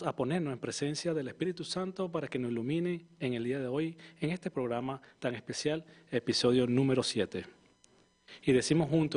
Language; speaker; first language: Spanish; native; Spanish